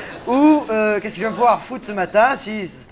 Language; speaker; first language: French; native; French